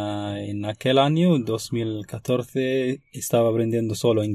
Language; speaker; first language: Spanish; non-native, fluent; Arabic